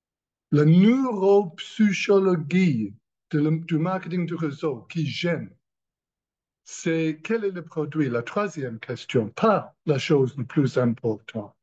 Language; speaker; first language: French; non-native, learner; English